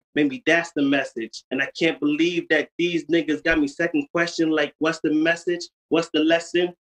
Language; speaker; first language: English; native; English